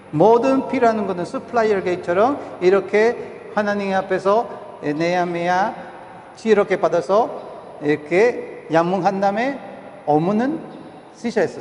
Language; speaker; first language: Korean; non-native, fluent; Spanish